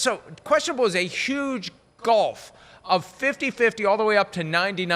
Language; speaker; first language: English; native; English